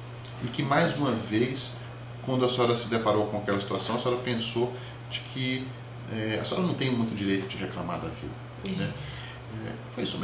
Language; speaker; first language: Portuguese; native; Portuguese